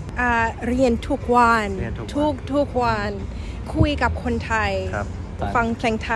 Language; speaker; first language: Thai; non-native, learner; English